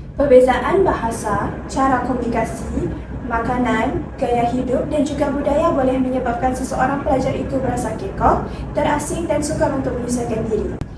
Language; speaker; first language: Malay; native; Malay